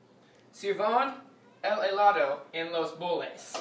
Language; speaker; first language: Spanish; non-native, learner; English